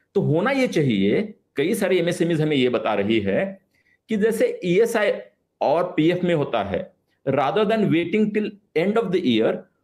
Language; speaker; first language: Hindi; non-native, local second language; Marathi